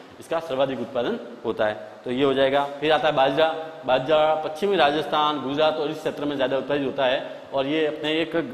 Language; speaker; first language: Hindi; native; Hindi